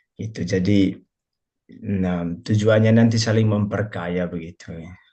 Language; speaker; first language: Indonesian; non-native, local second language; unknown